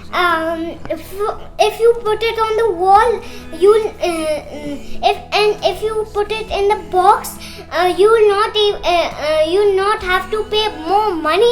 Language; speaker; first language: English; early bilingual, other home language; Hindi